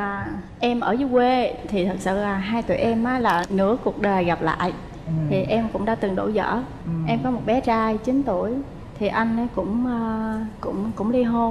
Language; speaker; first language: Vietnamese; native; Vietnamese